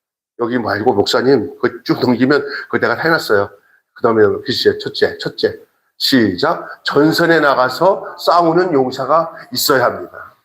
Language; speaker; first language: Korean; native; Korean